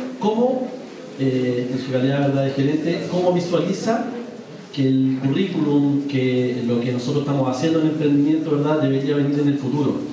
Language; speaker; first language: Spanish; native; Spanish